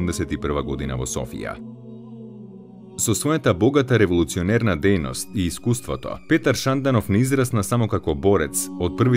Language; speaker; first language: Macedonian; native; Macedonian